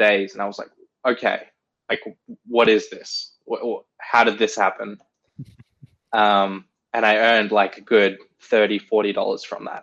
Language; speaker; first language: English; native; English